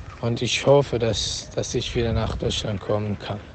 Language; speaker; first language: German; non-native, learner; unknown